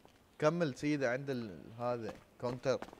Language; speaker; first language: Arabic; non-native, learner; Urdu